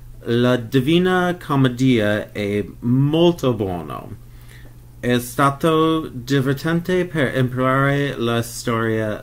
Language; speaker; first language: Italian; non-native, learner; English